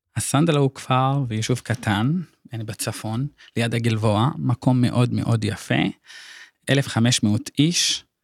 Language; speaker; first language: Hebrew; non-native, local second language; Arabic